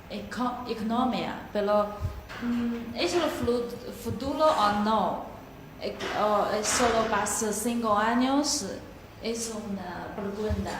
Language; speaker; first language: Spanish; non-native, learner; Chinese